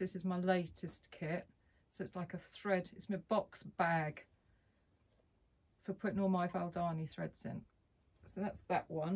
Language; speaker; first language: English; native; English